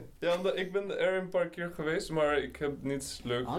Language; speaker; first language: Dutch; non-native, learner; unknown